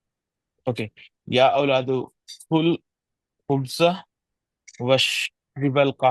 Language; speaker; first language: Arabic; non-native, learner; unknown